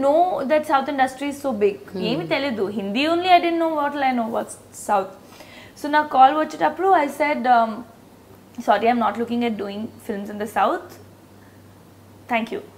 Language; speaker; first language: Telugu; non-native, local second language; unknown